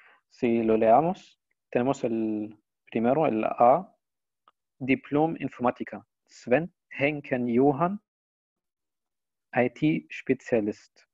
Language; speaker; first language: Spanish; non-native, fluent; Arabic